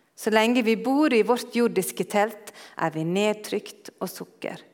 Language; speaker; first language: Norwegian; native; Norwegian